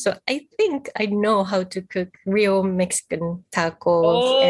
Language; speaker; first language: English; non-native, fluent; Japanese